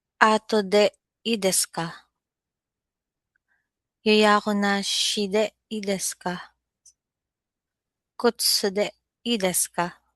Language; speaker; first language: Japanese; non-native, learner; Filipino